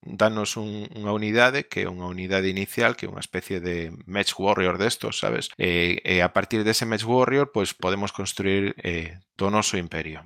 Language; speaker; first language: Galician; non-native, local second language; Spanish